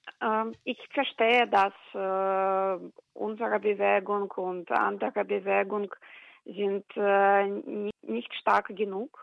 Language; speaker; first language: German; non-native, fluent; Russian